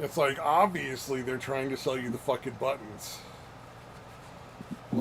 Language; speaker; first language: English; native; English